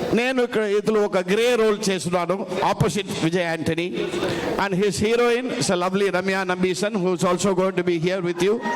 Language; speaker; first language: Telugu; non-native, learner; Punjabi